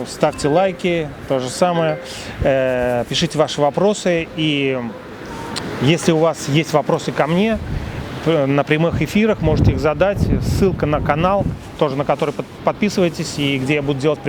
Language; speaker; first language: Russian; native; Russian